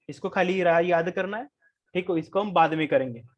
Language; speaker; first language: Hindi; non-native, local second language; Marathi